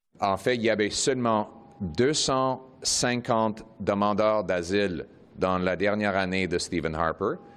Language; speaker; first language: French; non-native, local second language; English